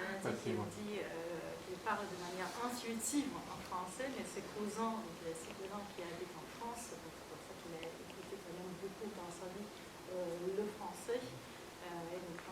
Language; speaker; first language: French; non-native, fluent; Russian